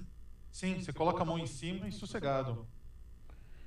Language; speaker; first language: Portuguese; native; Portuguese